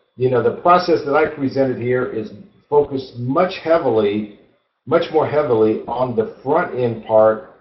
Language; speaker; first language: English; native; English